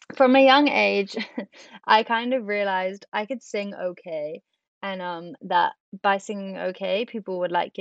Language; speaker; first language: English; native; English